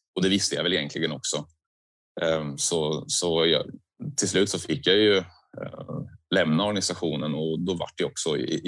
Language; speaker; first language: Swedish; native; Swedish